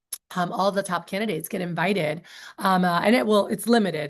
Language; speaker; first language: English; native; English